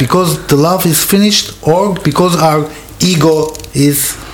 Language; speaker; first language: English; non-native, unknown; Turkish